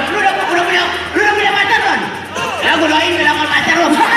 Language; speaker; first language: Indonesian; native; Indonesian